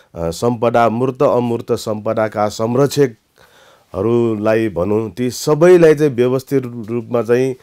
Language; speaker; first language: Nepali; non-native, local second language; Newari